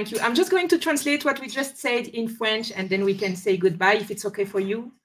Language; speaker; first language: English; non-native, fluent; French